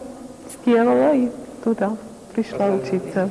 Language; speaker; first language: Russian; non-native, learner; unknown